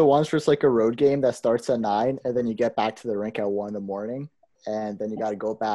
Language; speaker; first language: English; native; English